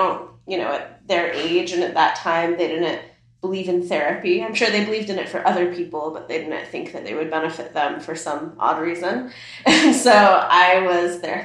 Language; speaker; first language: English; early bilingual, other home language; Persian